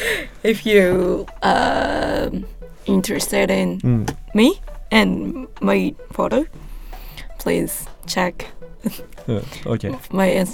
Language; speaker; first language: English; non-native, learner; Japanese